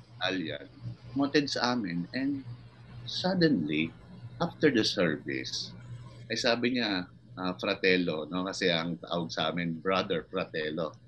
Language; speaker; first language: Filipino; native; Filipino